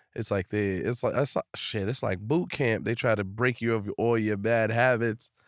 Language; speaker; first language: English; native; English